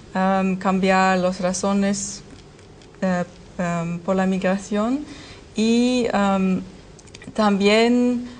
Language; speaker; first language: Spanish; non-native, fluent; German